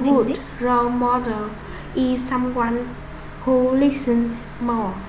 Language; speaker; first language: English; non-native, learner; Vietnamese